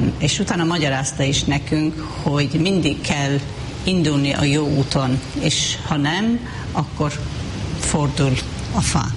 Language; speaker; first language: Hungarian; non-native, learner; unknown